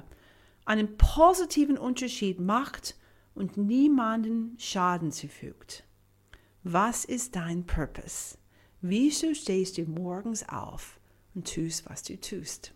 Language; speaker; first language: German; non-native, fluent; English